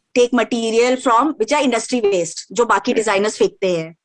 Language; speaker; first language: Hindi; native; Hindi